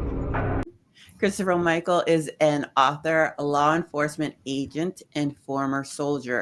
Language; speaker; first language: English; native; English